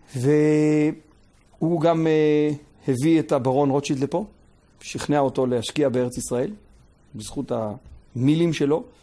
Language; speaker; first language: Hebrew; native; Hebrew